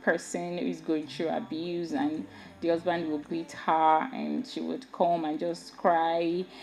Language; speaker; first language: English; non-native, local second language; Yoruba